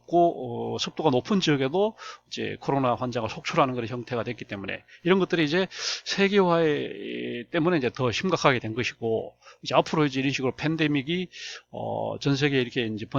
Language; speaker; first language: Korean; native; Korean